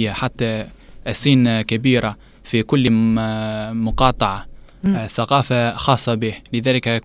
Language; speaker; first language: Arabic; non-native, learner; Chinese